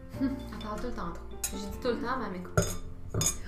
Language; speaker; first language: French; native; French